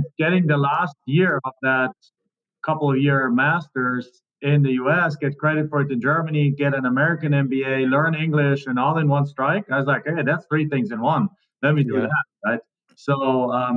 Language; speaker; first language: English; non-native, fluent; German